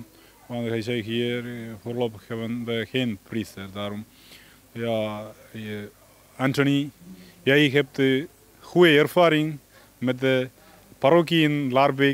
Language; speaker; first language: Dutch; non-native, learner; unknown